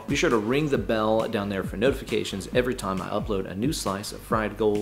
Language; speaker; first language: English; native; English